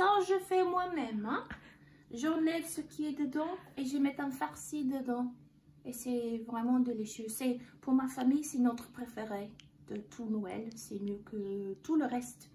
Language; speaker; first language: French; non-native, learner; English